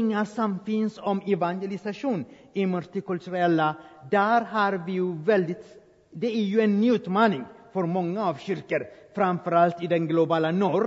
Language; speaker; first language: Swedish; non-native, fluent; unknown